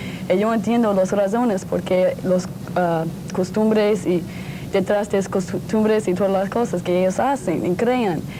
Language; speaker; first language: Spanish; non-native, learner; English